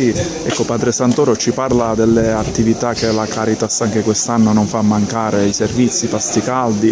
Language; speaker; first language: Italian; native; Italian